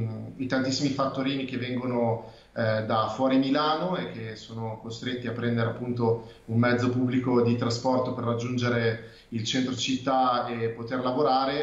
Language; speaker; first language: Italian; native; Italian